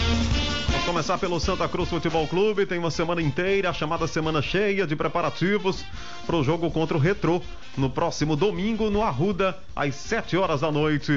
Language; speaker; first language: Portuguese; native; Portuguese